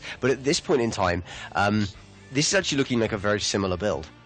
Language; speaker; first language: English; native; English